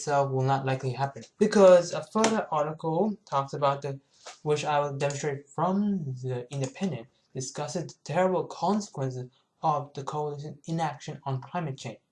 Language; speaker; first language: English; native; English